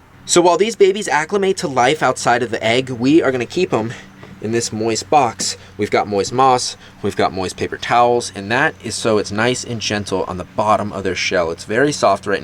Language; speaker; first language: English; native; English